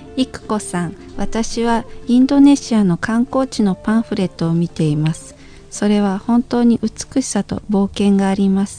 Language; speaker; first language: Japanese; non-native, fluent; Indonesian